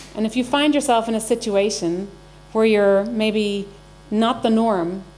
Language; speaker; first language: English; native; English